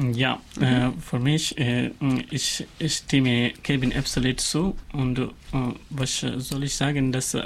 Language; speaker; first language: German; non-native, learner; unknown